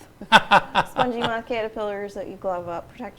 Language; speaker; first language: English; native; English